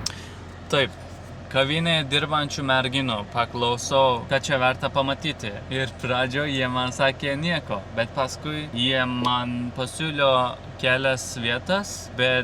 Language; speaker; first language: Lithuanian; non-native, learner; Turkish